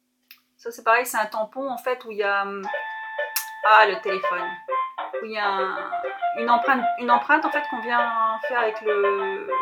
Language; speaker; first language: French; native; French